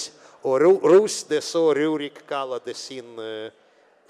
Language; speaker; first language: Swedish; non-native, fluent; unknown